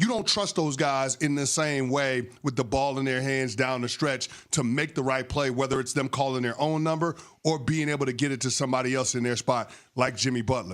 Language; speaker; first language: English; native; English